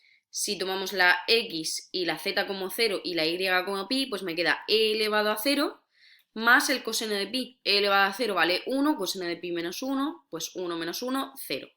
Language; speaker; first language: Spanish; native; Spanish